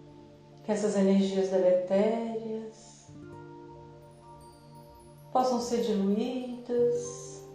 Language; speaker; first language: Portuguese; native; Portuguese